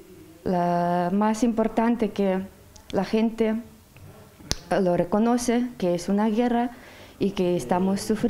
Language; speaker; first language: Spanish; non-native, fluent; Ukrainian